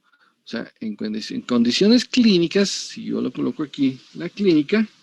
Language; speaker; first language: Spanish; native; Spanish